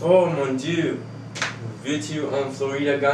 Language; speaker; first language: French; non-native, learner; English